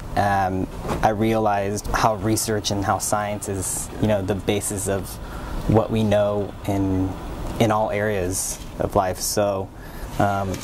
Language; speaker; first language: English; native; English